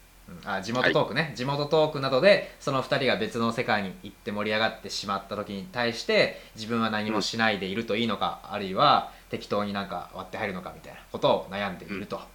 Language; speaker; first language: Japanese; native; Japanese